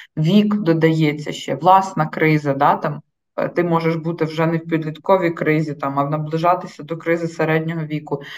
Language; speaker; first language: Ukrainian; native; Ukrainian